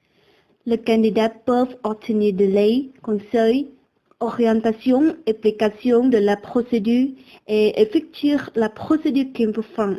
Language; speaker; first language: French; non-native, learner; Vietnamese